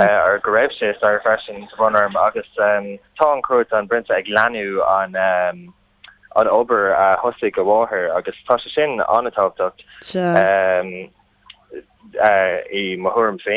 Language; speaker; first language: Irish; non-native, learner; English